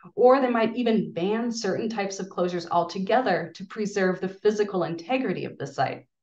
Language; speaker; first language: English; native; English